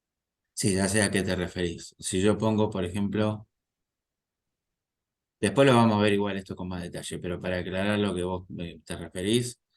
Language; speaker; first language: Spanish; native; Spanish